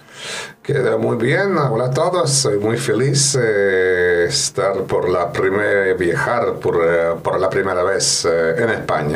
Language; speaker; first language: Spanish; non-native, fluent; Russian